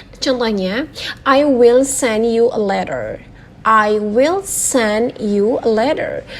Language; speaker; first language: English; non-native, learner; Indonesian